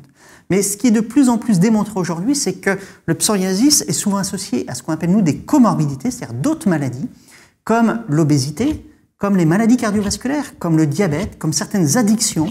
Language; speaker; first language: French; native; French